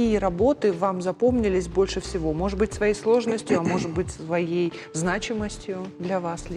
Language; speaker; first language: Russian; native; Russian